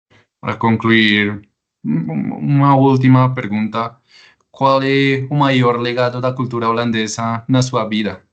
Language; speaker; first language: Portuguese; non-native, fluent; Spanish